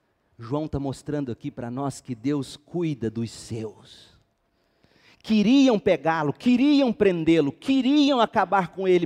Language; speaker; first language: Portuguese; native; Portuguese